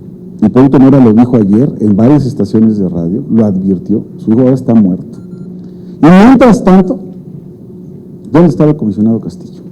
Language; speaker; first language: Spanish; native; Spanish